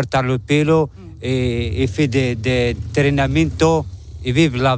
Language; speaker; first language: Spanish; non-native, learner; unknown